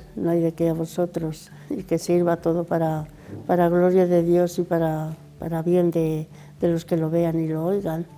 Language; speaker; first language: Spanish; native; Spanish